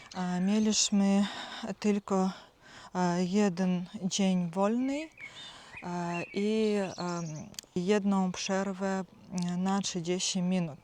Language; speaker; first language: Polish; non-native, fluent; Ukrainian